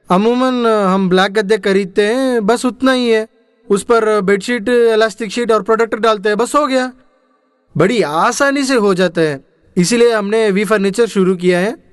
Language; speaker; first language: Hindi; non-native, local second language; Telugu